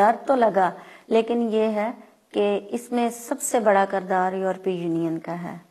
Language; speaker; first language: Urdu; non-native, local second language; Punjabi